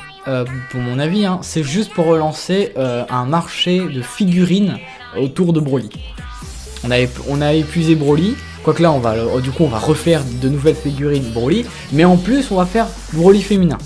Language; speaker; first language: French; native; French